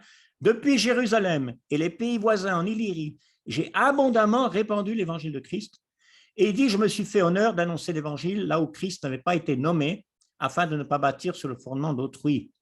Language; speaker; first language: French; native; French